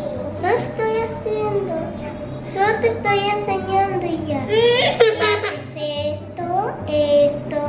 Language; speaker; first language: Spanish; early bilingual, heritage; Spanish